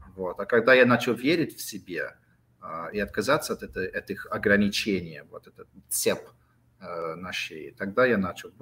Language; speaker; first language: Russian; non-native, fluent; English